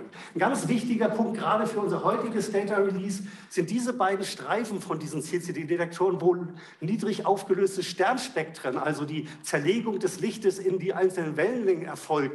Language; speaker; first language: German; native; German